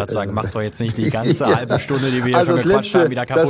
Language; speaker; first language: German; native; German